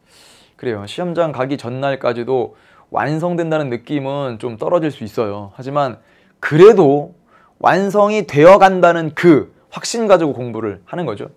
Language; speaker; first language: Korean; native; Korean